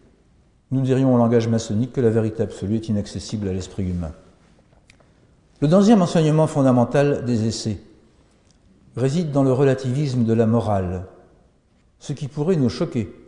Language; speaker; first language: French; native; French